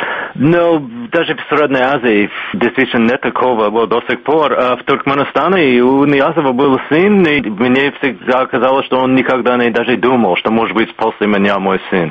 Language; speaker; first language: Russian; non-native, fluent; English